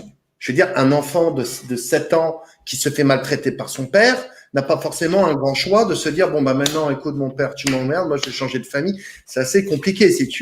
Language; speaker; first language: French; native; French